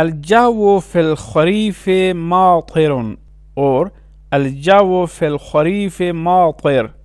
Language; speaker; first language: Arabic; non-native, fluent; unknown